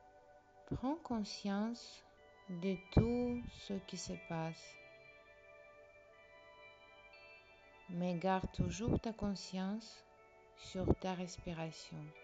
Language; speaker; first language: French; non-native, fluent; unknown